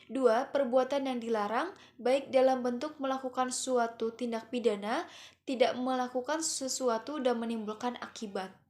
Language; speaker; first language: Indonesian; native; Indonesian